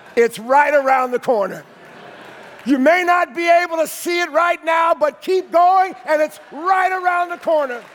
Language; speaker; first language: English; native; English